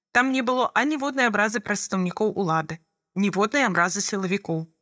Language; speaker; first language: Belarusian; non-native, fluent; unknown